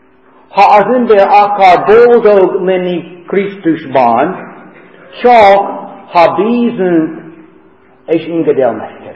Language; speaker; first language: Hungarian; non-native, fluent; English